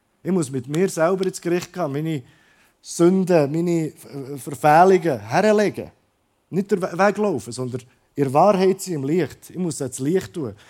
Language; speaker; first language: German; early bilingual, other home language; Croatian